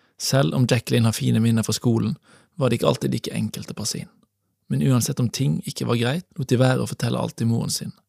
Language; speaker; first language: Norwegian; native; Norwegian